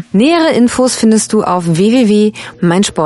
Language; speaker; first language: German; native; German